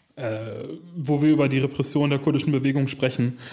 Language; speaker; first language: German; native; German